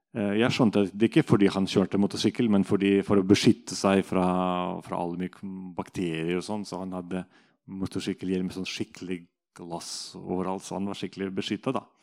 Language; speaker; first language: Norwegian; non-native, fluent; Russian